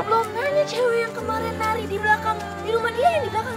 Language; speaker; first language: Indonesian; native; Indonesian